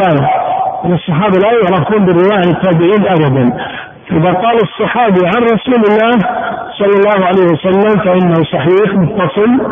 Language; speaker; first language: Arabic; native; Arabic